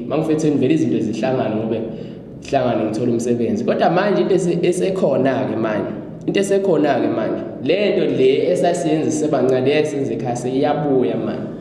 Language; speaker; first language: Zulu; non-native, local second language; Swati